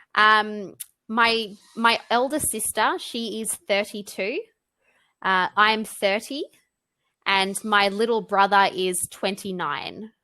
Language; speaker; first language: English; native; English